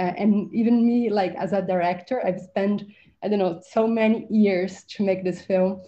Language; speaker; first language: English; non-native, fluent; Portuguese